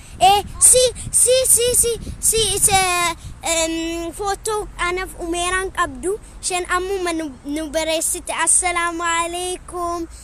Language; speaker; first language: Oromo; early bilingual, heritage; Oromo